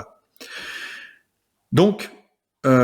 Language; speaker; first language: French; native; French